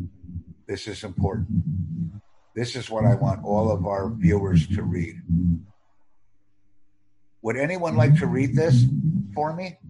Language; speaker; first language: English; non-native, fluent; Romanian